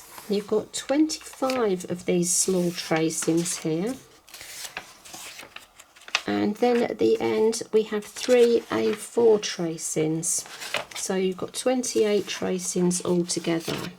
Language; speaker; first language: English; native; English